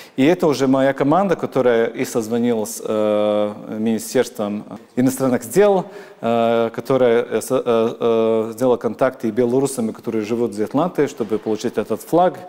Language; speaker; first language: Russian; non-native, local second language; Latvian